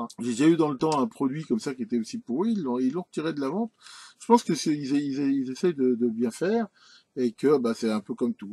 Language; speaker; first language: French; native; French